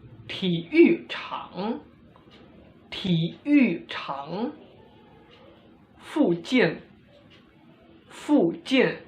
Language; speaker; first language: Chinese; non-native, fluent; Indonesian